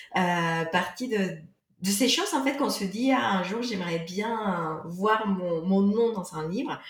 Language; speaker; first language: French; non-native, fluent; Spanish